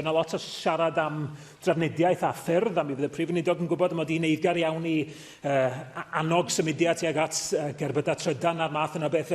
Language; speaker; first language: Welsh; native; Welsh